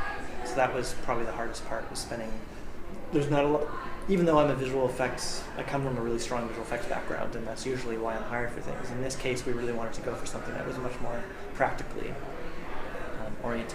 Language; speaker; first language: English; native; English